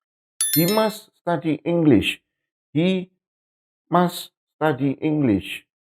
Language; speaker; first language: English; non-native, fluent; Indonesian